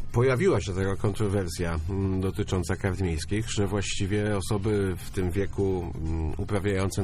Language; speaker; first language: Polish; native; Polish